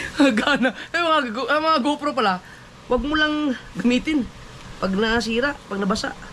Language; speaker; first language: Filipino; non-native, local second language; Cebuano